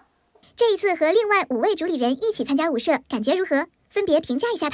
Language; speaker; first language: Chinese; native; Chinese